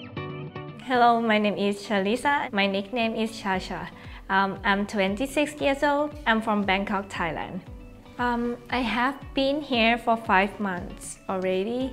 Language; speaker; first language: English; non-native, learner; Thai